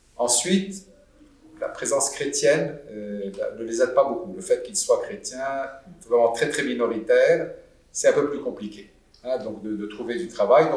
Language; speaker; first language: French; non-native, local second language; Arabic